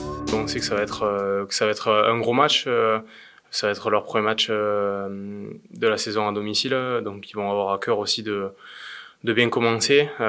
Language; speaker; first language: French; native; French